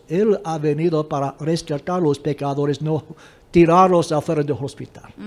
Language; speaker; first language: Spanish; non-native, fluent; English